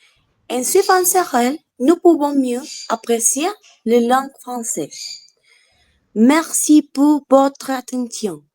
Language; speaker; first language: French; non-native, learner; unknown